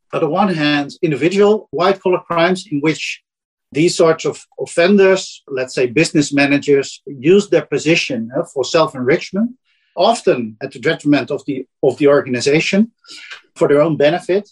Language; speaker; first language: English; non-native, fluent; Dutch